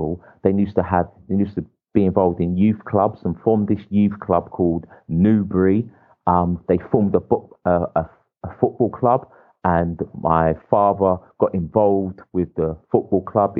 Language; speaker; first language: English; native; English